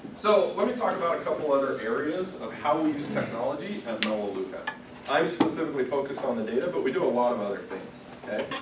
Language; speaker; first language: English; native; English